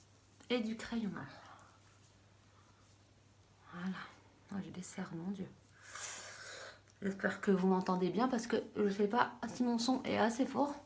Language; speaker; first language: French; native; French